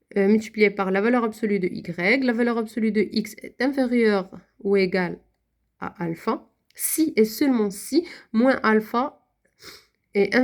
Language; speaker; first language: French; non-native, local second language; Arabic